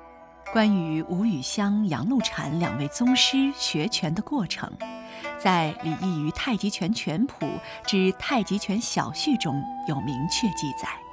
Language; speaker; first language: Chinese; native; Chinese